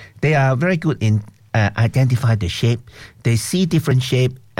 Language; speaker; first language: English; non-native, local second language; Cantonese